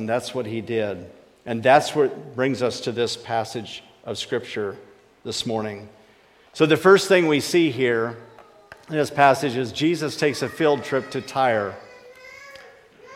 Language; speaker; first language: English; native; English